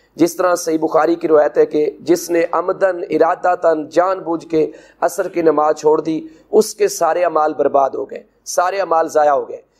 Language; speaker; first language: Urdu; non-native, local second language; Punjabi